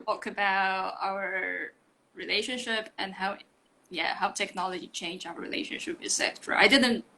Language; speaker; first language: English; non-native, fluent; Chinese